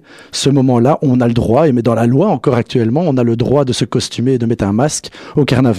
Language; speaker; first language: French; native; French